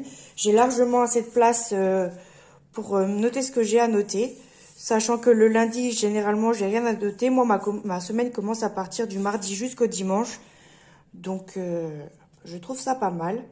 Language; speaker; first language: French; native; French